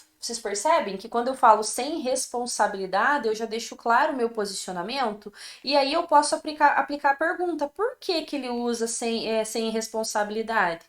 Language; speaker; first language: Portuguese; native; Portuguese